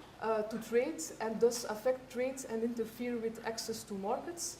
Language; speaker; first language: English; non-native, fluent; Dutch